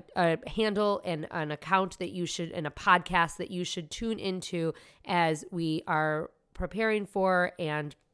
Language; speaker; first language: English; native; English